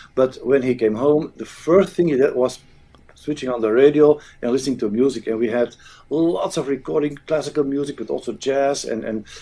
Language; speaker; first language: English; non-native, fluent; Dutch